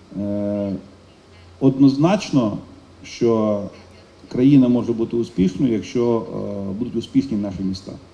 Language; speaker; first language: Ukrainian; native; Ukrainian